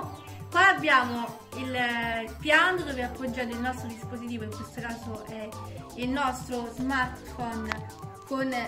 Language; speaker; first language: Italian; native; Italian